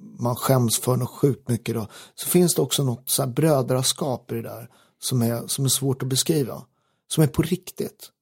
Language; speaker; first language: Swedish; native; Swedish